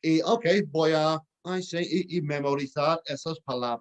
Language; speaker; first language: Spanish; non-native, fluent; English